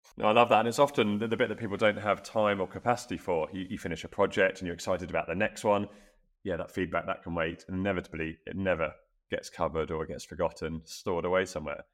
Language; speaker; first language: English; native; English